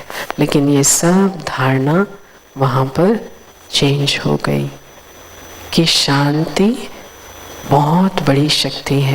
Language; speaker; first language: Hindi; native; Hindi